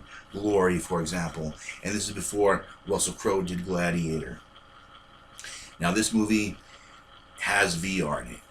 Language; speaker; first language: English; native; English